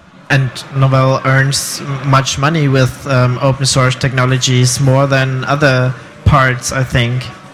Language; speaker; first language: English; non-native, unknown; German